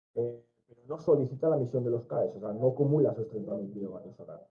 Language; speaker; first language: Spanish; native; Spanish